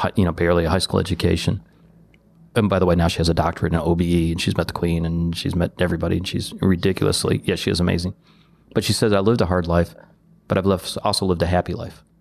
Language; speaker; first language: English; native; English